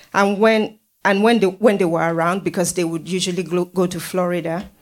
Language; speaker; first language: English; non-native, local second language; Yoruba